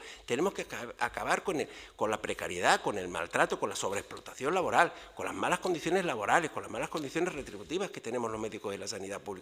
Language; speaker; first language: Spanish; native; Spanish